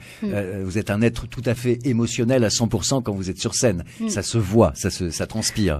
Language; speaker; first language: French; native; French